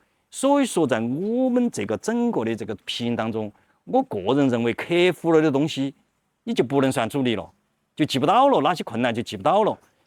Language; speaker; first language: Chinese; native; Chinese